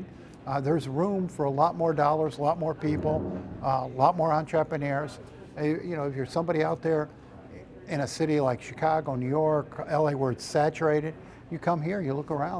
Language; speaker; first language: English; native; English